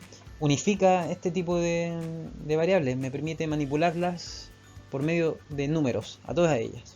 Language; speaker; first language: Spanish; native; Spanish